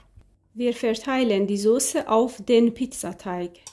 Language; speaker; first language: German; non-native, fluent; Persian